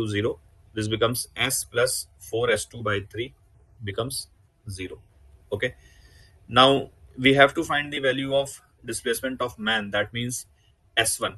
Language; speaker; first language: English; non-native, local second language; Hindi